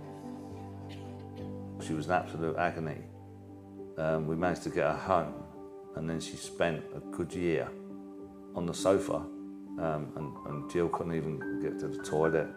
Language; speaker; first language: English; native; English